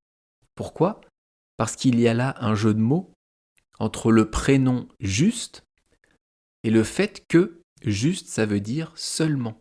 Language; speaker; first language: French; native; French